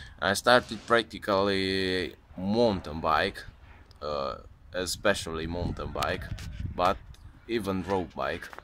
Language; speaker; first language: English; non-native, learner; Romanian